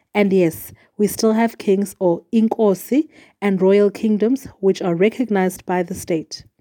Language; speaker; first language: English; non-native, local second language; Xhosa